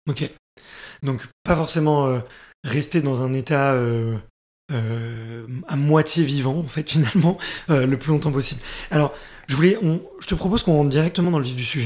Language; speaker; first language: French; native; French